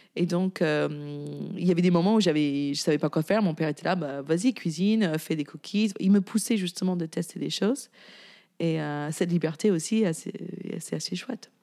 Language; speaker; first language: French; non-native, fluent; English